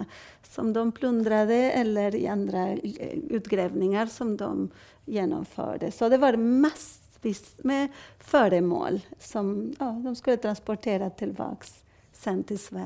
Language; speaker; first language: Swedish; non-native, fluent; Spanish